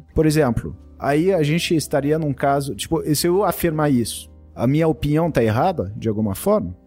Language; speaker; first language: Portuguese; non-native, fluent; French